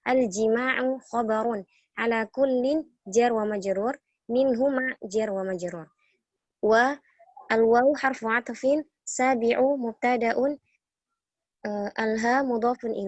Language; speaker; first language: Arabic; non-native, learner; Indonesian